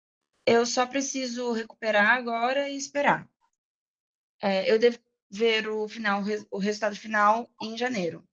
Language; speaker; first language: Portuguese; non-native, fluent; English